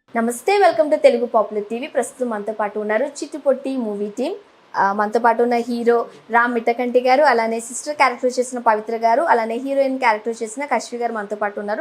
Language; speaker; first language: Telugu; native; Telugu